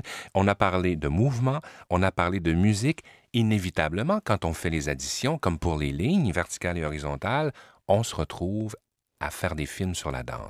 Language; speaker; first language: French; native; French